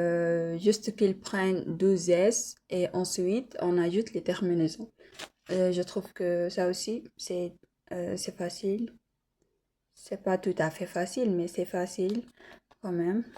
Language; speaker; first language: French; non-native, learner; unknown